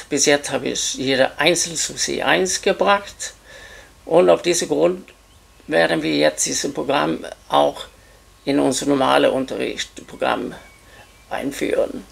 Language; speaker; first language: German; non-native, fluent; Swedish